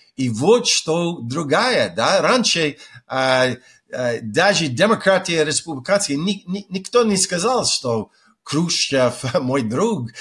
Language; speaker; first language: Russian; non-native, fluent; English